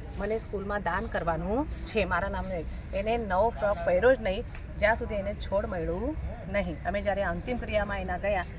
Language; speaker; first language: Gujarati; non-native, local second language; Marathi